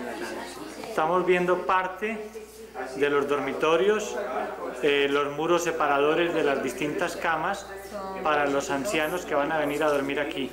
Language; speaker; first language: Spanish; native; Spanish